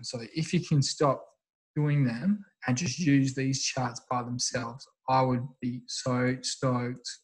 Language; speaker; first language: English; native; English